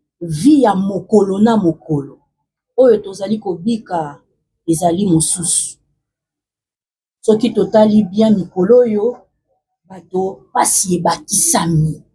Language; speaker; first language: Lingala; native; Lingala